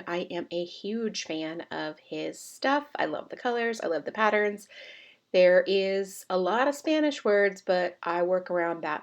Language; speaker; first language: English; native; English